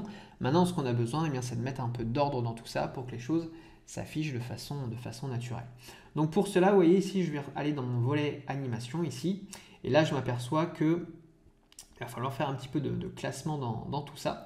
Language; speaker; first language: French; native; French